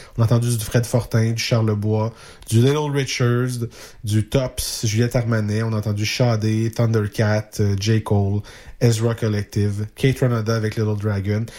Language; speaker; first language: French; native; French